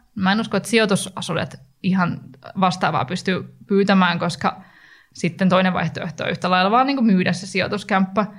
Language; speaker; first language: Finnish; native; Finnish